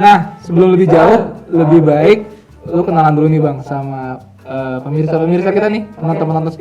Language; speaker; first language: Indonesian; native; Indonesian